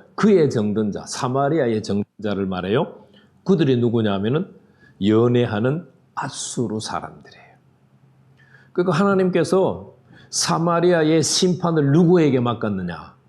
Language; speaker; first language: Korean; native; Korean